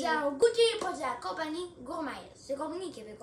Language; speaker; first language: French; non-native, local second language; English